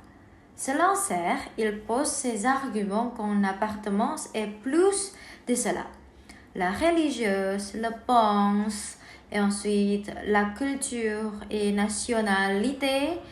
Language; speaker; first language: French; non-native, learner; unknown